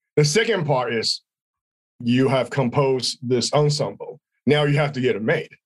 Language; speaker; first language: English; native; English